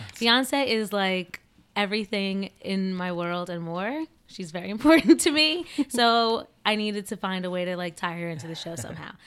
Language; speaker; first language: English; native; English